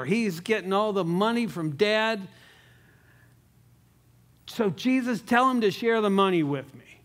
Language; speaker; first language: English; native; English